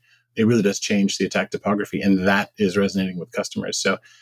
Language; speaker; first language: English; native; English